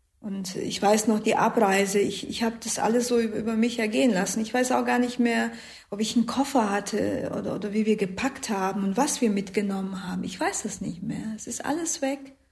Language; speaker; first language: German; early bilingual, other home language; Croatian